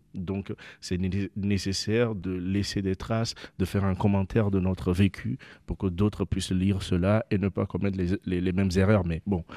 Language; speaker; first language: French; non-native, local second language; Ewe